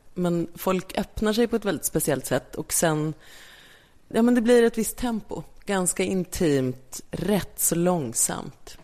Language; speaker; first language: Swedish; native; Swedish